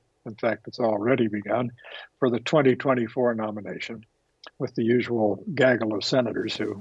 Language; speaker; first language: English; native; English